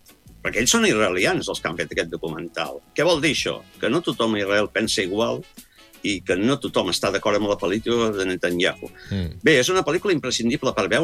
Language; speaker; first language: Catalan; native; Catalan